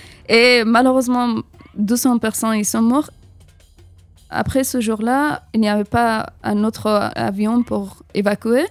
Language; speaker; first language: French; non-native, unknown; Persian